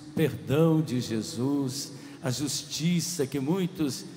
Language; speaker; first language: Portuguese; native; Portuguese